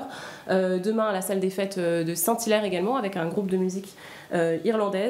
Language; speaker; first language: French; native; French